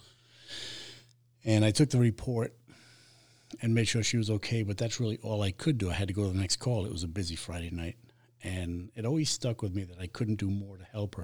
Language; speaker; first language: English; native; English